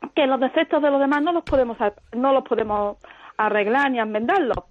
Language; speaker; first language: Spanish; native; Spanish